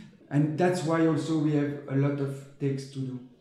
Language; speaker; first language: English; non-native, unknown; French